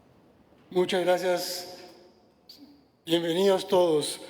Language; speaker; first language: Spanish; native; Spanish